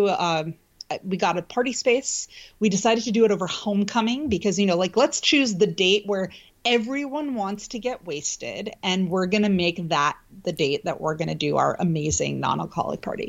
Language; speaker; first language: English; native; English